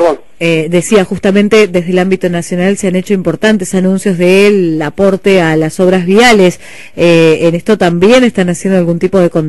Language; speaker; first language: Spanish; native; Spanish